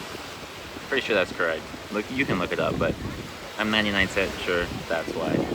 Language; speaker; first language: English; native; English